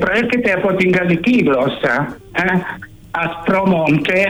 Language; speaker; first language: Greek; non-native, fluent; Italian